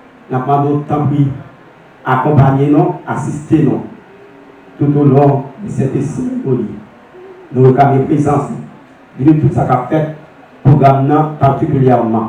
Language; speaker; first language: French; non-native, local second language; Haitian Creole